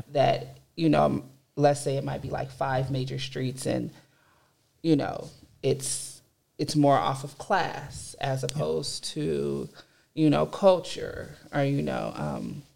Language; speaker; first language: English; native; English